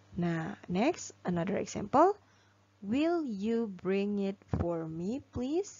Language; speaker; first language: English; non-native, fluent; Indonesian